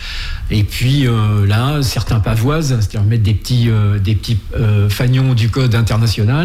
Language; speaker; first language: French; native; French